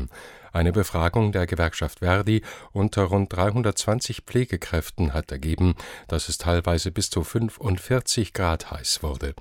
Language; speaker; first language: German; native; German